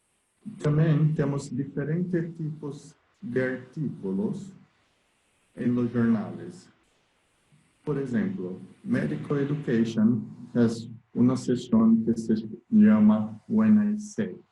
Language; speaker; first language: Spanish; non-native, learner; Portuguese